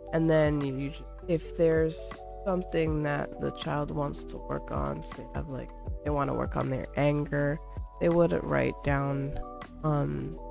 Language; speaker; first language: English; native; English